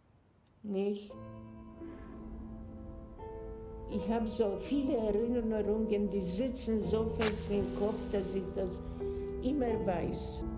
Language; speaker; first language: German; non-native, fluent; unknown